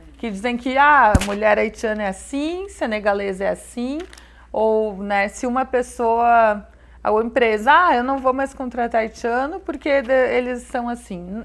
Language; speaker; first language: Portuguese; native; Portuguese